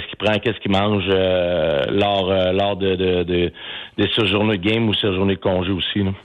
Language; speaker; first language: French; native; French